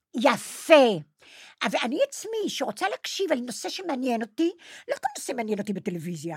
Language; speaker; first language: Hebrew; non-native, fluent; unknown